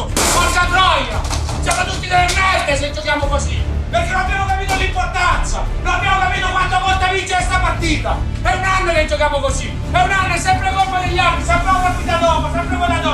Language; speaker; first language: Italian; native; Italian